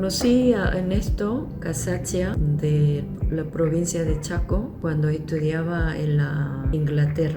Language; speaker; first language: Spanish; non-native, local second language; Korean